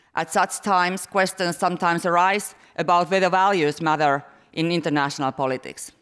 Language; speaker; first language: English; non-native, fluent; Finnish